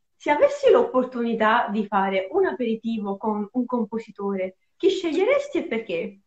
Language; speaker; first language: Italian; native; Italian